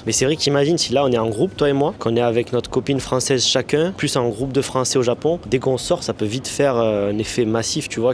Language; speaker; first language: French; native; French